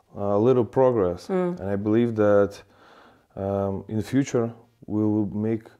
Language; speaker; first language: English; non-native, fluent; Lithuanian